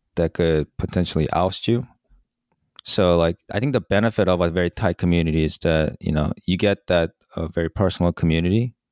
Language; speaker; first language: English; early bilingual, other home language; Korean